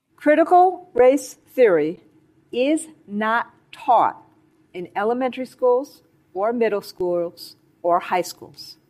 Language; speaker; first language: English; non-native, fluent; Chinese